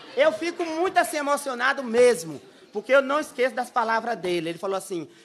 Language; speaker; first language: Portuguese; native; Portuguese